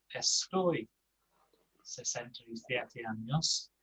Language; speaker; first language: Spanish; non-native, fluent; English